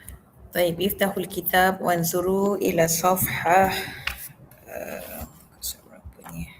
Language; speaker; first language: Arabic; non-native, fluent; Malay